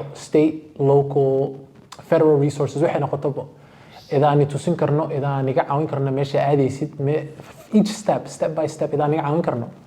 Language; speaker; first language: Somali; early bilingual, heritage; Somali